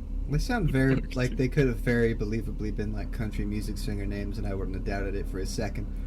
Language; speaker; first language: English; native; English